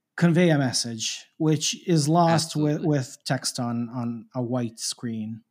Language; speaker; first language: English; native; English